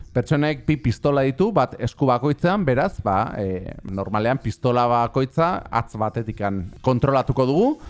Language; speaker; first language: Basque; native; Basque